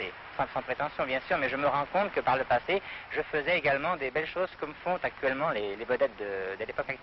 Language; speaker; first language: French; native; French